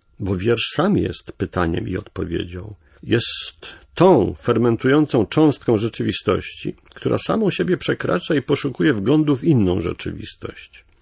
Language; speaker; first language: Polish; native; Polish